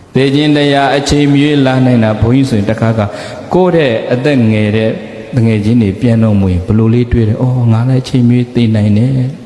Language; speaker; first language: Burmese; native; Burmese